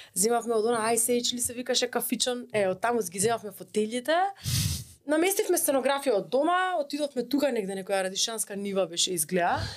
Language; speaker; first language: Macedonian; native; Macedonian